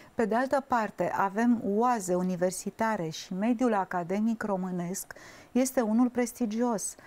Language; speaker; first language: Romanian; native; Romanian